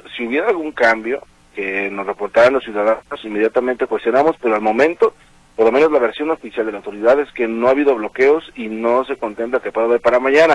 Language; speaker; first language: Spanish; native; Spanish